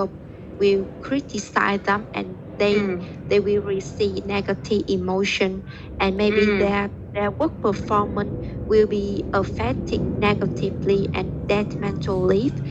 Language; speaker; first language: English; non-native, learner; Vietnamese